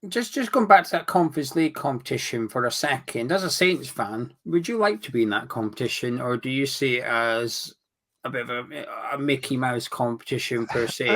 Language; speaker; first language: English; native; English